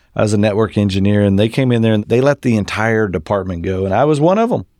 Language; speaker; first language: English; native; English